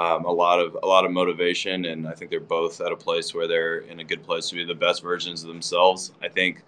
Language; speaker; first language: English; native; English